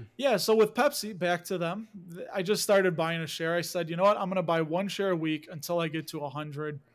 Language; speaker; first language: English; native; English